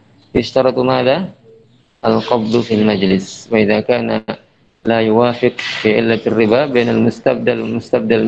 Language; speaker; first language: Arabic; non-native, fluent; Indonesian